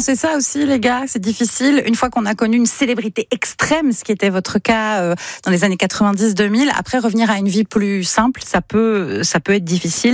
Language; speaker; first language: French; native; French